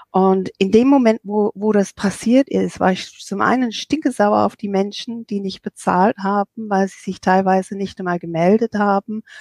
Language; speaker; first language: German; non-native, fluent; English